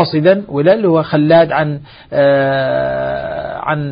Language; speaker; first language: Arabic; native; Arabic